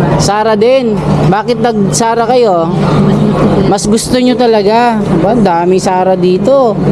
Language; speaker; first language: Filipino; native; Filipino